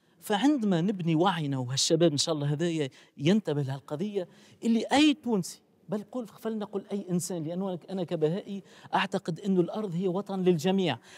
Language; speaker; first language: Arabic; native; Arabic